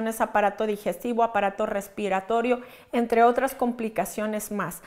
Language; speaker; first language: Spanish; native; Spanish